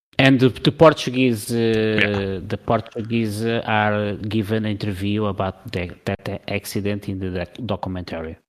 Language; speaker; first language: English; non-native, learner; Portuguese